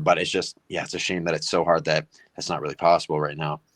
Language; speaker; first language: English; native; English